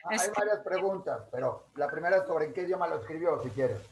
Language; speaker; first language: Spanish; native; Spanish